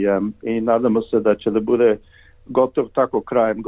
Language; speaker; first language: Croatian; early bilingual, heritage; Serbian